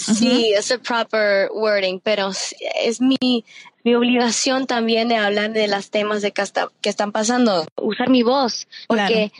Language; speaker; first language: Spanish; early bilingual, heritage; Spanish